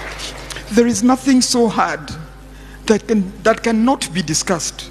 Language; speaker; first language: English; non-native, local second language; Swahili